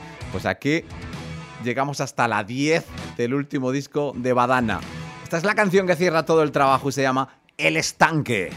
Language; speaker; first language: Spanish; native; Spanish